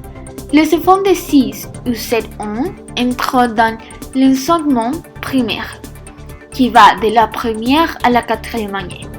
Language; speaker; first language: French; non-native, learner; Spanish